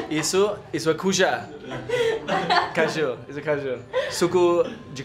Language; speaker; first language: Portuguese; non-native, learner; English